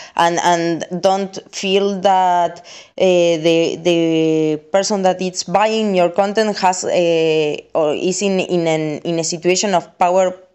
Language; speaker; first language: English; non-native, fluent; Spanish